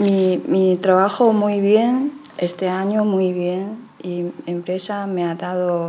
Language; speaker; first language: Spanish; non-native, learner; Chinese